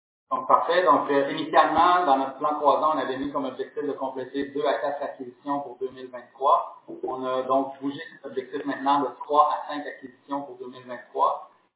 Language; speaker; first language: French; native; French